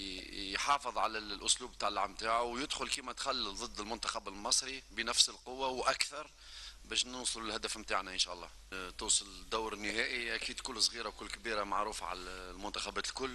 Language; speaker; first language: Arabic; native; Arabic